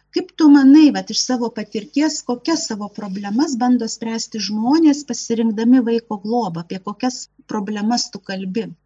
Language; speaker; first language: Lithuanian; native; Lithuanian